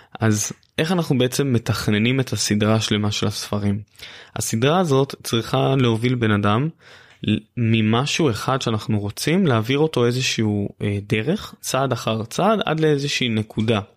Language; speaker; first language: Hebrew; native; Hebrew